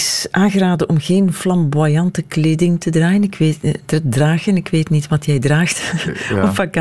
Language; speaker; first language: Dutch; native; Dutch